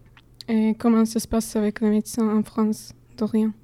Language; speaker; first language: French; non-native, fluent; Slovak